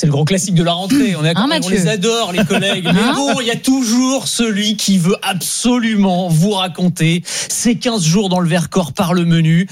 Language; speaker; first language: French; native; French